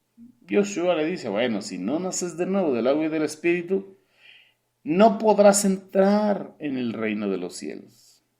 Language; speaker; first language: Spanish; native; Spanish